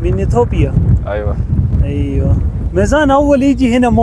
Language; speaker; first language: Arabic; non-native, learner; Urdu